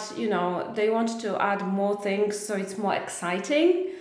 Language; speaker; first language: English; non-native, fluent; Polish